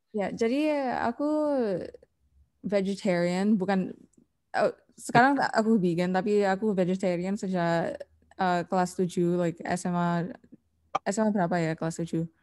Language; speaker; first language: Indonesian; non-native, learner; English